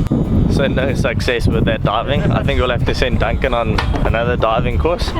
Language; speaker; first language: English; native; English